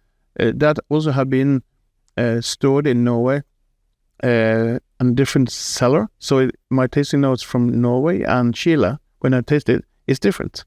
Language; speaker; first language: English; non-native, fluent; Norwegian